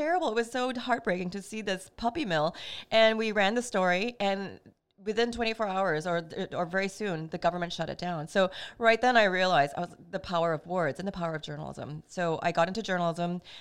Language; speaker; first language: English; native; English